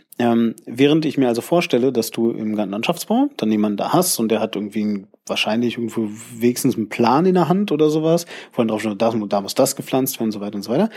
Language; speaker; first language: German; native; German